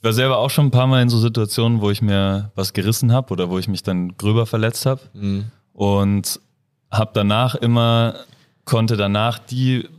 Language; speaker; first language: German; native; German